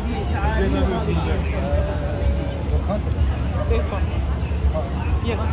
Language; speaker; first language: Swedish; non-native, fluent; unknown